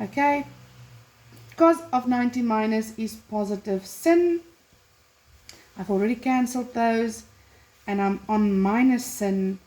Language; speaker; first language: English; non-native, local second language; Afrikaans